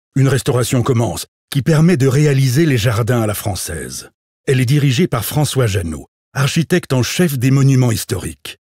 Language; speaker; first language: French; native; French